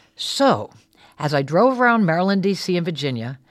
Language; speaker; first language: English; native; English